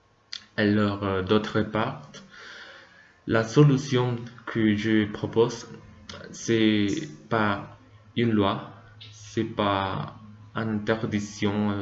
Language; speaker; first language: French; non-native, learner; Spanish